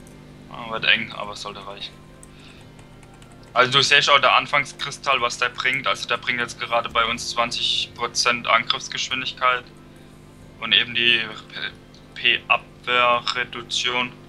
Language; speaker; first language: German; native; German